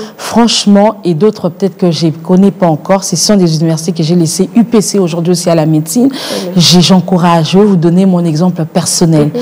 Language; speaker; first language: French; non-native, local second language; Lingala